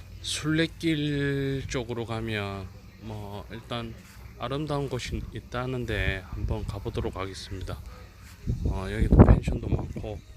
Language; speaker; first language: Korean; native; Korean